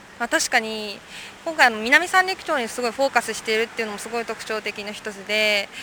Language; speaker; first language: Japanese; native; Japanese